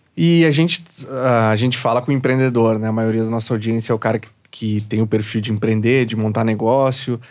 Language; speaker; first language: Portuguese; native; Portuguese